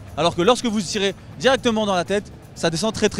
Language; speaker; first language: French; native; French